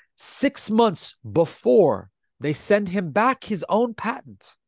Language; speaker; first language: English; non-native, fluent; Italian